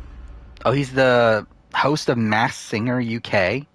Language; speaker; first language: English; native; English